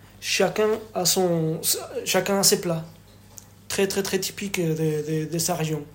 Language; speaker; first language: French; non-native, fluent; Spanish